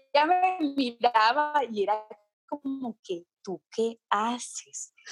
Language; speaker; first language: Spanish; native; Spanish